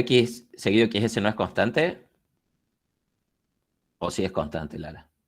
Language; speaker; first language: Spanish; native; Spanish